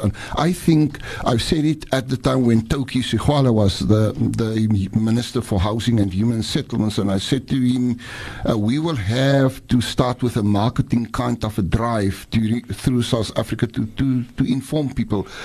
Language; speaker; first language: English; non-native, local second language; Afrikaans